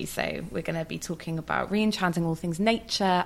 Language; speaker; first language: English; native; English